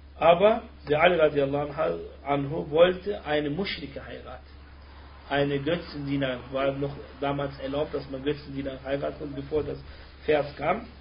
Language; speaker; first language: German; early bilingual, other home language; Turkish